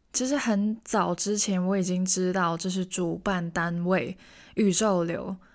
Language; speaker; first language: Chinese; non-native, local second language; Cantonese